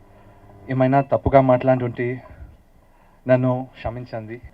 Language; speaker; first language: Telugu; non-native, learner; Tamil